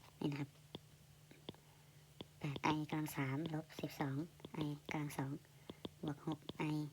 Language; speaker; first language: Thai; native; Thai